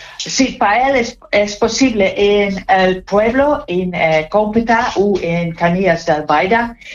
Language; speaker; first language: Spanish; non-native, learner; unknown